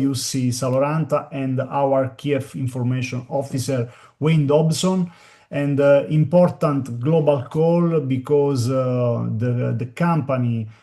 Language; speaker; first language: English; non-native, learner; Italian